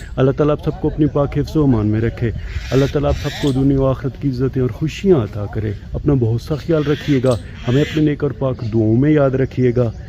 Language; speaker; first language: Urdu; non-native, local second language; Punjabi